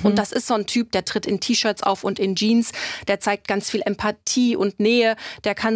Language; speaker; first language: German; native; German